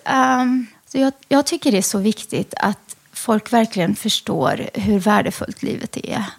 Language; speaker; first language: Swedish; early bilingual, other home language; Arabic